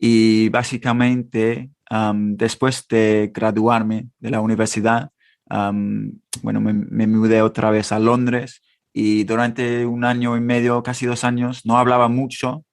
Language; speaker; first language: Spanish; non-native, fluent; English